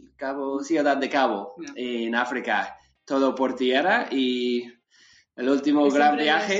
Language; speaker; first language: Spanish; non-native, learner; English